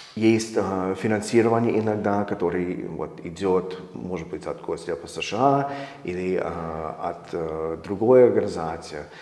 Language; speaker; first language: Russian; non-native, fluent; English